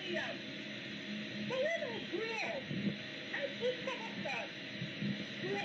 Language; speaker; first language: English; non-native, local second language; Yoruba